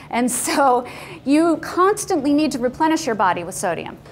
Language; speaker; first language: English; native; English